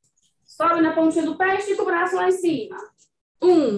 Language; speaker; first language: Portuguese; native; Portuguese